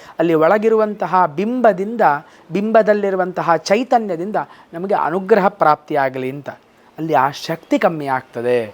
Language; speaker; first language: Kannada; native; Kannada